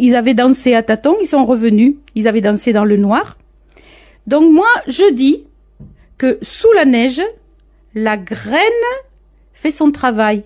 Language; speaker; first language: French; native; French